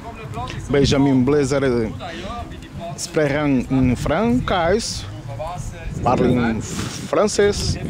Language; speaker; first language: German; non-native, learner; Portuguese